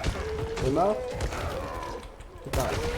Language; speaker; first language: French; native; French